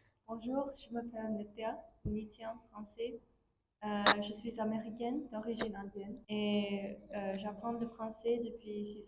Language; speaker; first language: French; non-native, fluent; English